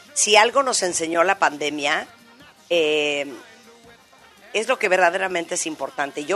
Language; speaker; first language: Spanish; native; Spanish